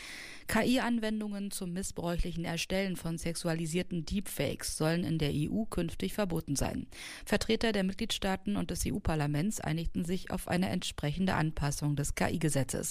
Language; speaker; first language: German; native; German